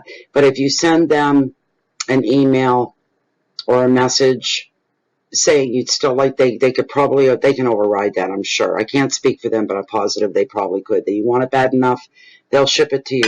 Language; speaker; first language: English; native; English